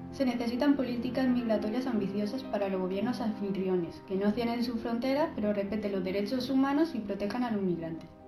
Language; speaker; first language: Spanish; native; Spanish